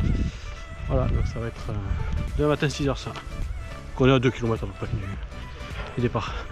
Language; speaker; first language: French; native; French